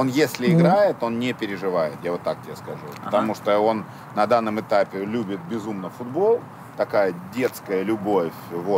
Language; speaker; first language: Russian; native; Russian